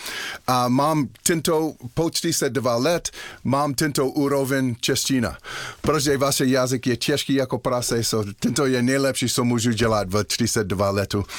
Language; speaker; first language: Czech; non-native, learner; English